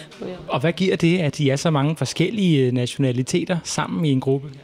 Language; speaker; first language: Danish; native; Danish